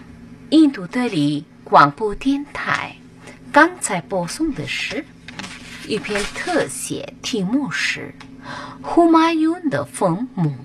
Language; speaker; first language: Chinese; non-native, fluent; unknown